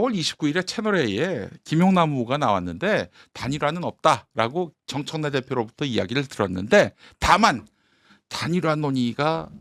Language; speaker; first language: Korean; native; Korean